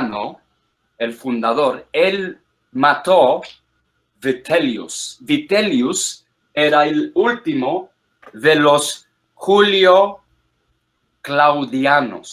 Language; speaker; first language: Spanish; non-native, fluent; English